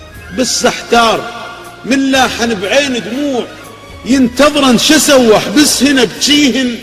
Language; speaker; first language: Arabic; native; Arabic